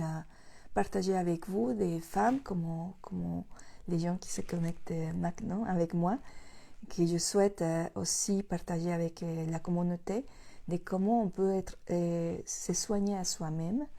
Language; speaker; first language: French; non-native, fluent; Spanish